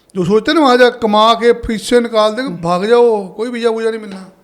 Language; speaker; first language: Hindi; non-native, local second language; Punjabi